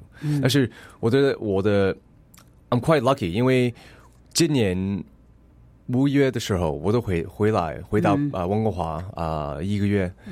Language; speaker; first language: Chinese; early bilingual, heritage; English